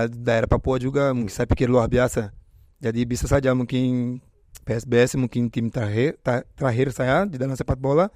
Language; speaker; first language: Indonesian; non-native, fluent; Portuguese